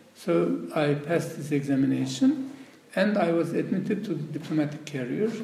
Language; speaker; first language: English; non-native, fluent; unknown